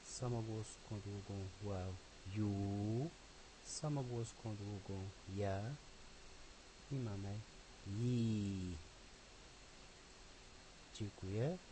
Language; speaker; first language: Polish; non-native, learner; Arabic